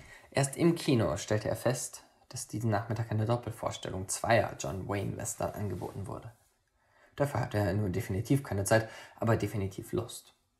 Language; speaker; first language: German; native; German